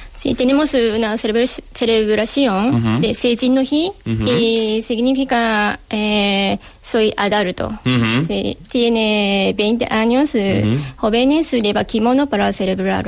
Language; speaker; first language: Spanish; non-native, learner; Japanese